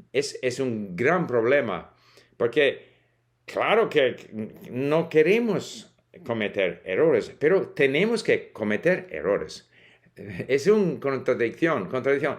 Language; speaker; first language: Spanish; non-native, fluent; English